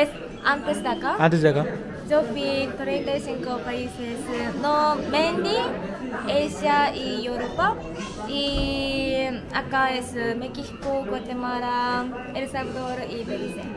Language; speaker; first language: Spanish; non-native, learner; Japanese